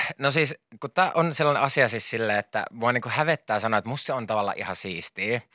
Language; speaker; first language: Finnish; native; Finnish